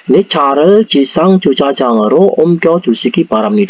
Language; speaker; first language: Korean; non-native, fluent; Indonesian